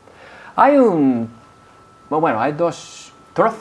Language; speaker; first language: Spanish; non-native, fluent; English